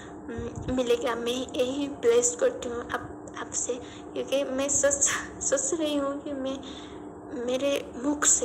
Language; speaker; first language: Hindi; non-native, learner; Nepali